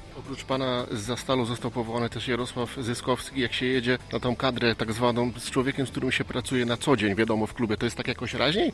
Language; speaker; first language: Polish; native; Polish